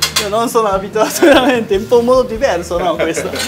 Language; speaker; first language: Italian; non-native, learner; Japanese